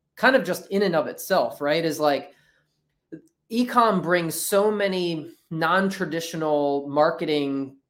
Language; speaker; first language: English; native; English